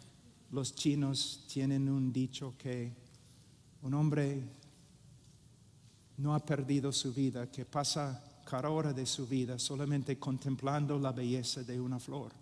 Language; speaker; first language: Spanish; non-native, fluent; English